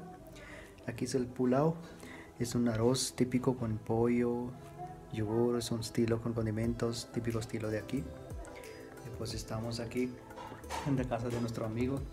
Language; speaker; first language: Spanish; non-native, fluent; Urdu